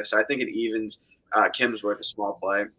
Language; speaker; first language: English; native; English